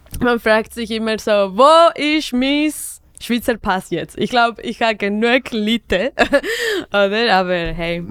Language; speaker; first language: German; non-native, fluent; Spanish